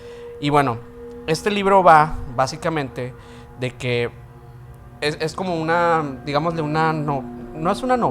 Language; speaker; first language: Spanish; native; Spanish